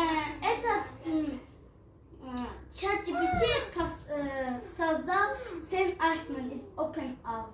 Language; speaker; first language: Russian; non-native, local second language; Azerbaijani